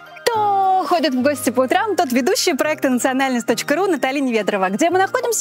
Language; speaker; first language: Russian; native; Russian